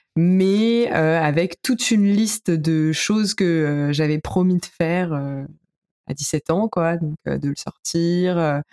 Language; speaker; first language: French; native; French